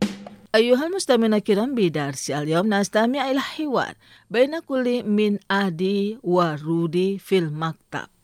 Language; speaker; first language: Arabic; non-native, learner; Indonesian